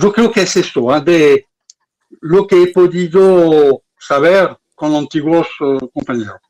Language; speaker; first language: Spanish; non-native, fluent; Arabic